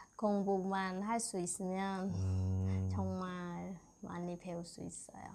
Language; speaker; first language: Korean; non-native, learner; Khmer